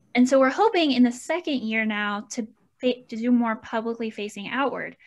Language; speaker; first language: English; native; English